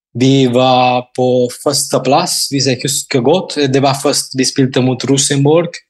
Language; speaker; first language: Norwegian; non-native, fluent; Spanish